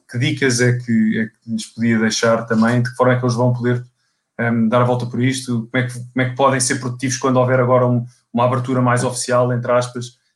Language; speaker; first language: Portuguese; native; Portuguese